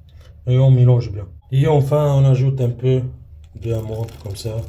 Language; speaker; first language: French; non-native, local second language; Arabic